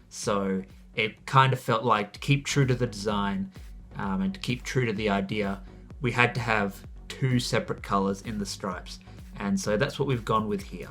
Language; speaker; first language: English; native; English